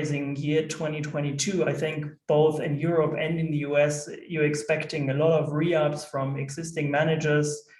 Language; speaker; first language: English; non-native, fluent; German